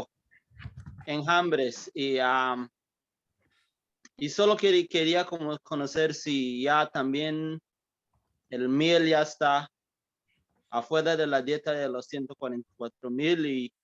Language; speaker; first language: Spanish; early bilingual, heritage; English